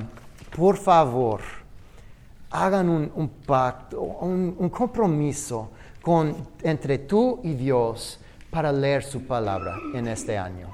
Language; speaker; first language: Spanish; non-native, fluent; English